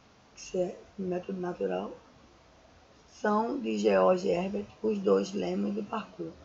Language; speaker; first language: Portuguese; native; Portuguese